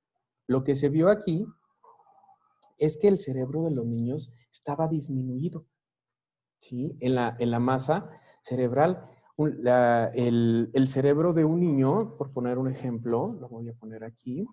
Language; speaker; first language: Spanish; native; Spanish